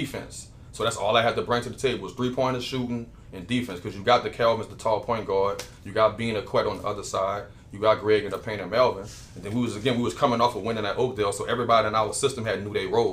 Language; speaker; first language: English; native; English